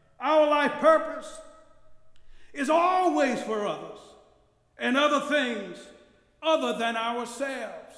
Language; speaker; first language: English; native; English